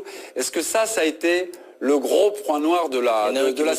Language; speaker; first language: French; native; French